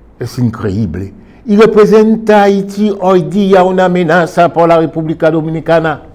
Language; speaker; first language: Spanish; non-native, fluent; Haitian Creole